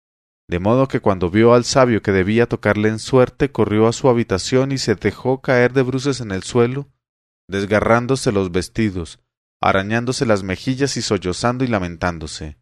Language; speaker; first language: Spanish; native; Spanish